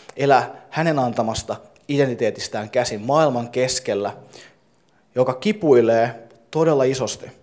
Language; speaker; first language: Finnish; native; Finnish